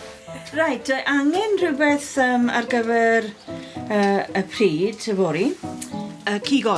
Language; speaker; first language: Welsh; non-native, learner; English